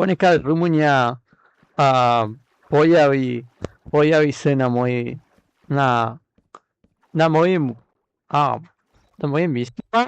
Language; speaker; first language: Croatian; non-native, learner; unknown